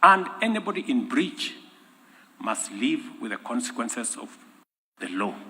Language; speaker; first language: English; non-native, local second language; Kalenjin